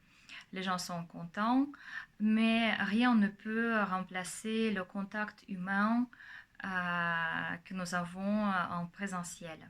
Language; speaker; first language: French; non-native, fluent; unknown